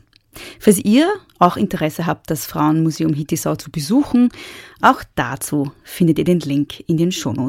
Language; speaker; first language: German; native; German